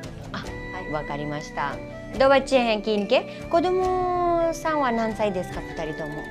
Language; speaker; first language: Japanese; non-native, learner; Hindi